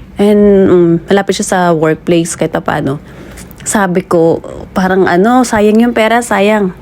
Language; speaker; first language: Filipino; native; Filipino